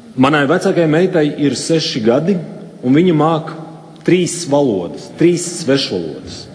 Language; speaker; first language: Latvian; native; Latvian